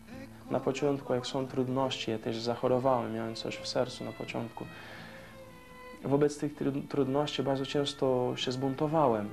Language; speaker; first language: Polish; non-native, fluent; Portuguese